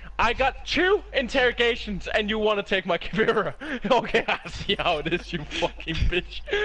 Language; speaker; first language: English; non-native, fluent; Danish